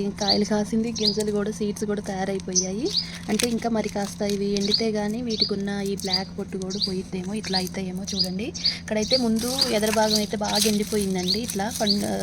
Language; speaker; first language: Telugu; native; Telugu